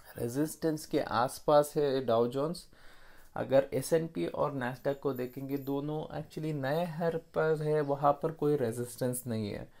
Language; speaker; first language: Hindi; non-native, local second language; Kannada